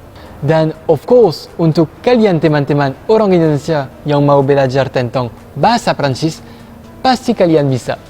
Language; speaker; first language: Indonesian; non-native, fluent; French